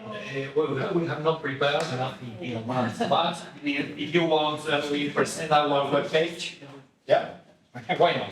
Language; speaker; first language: English; non-native, fluent; Spanish